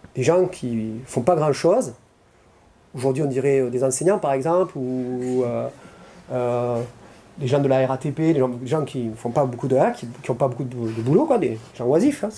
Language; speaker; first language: French; native; French